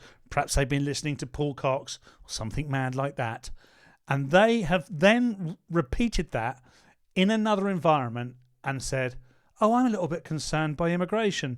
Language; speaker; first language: English; native; English